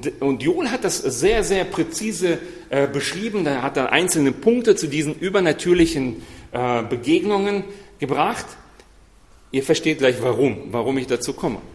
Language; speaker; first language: German; non-native, fluent; Russian